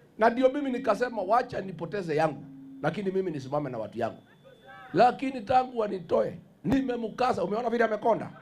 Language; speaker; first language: Swahili; non-native, local second language; Luyia